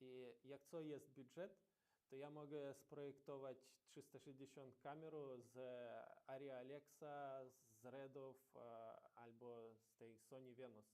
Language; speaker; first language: Polish; non-native, learner; Ukrainian